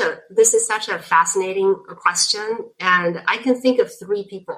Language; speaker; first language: English; non-native, fluent; Chinese